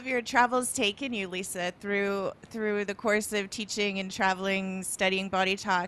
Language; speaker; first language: English; native; English